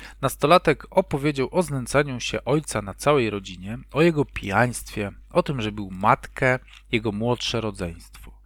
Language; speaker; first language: Polish; native; Polish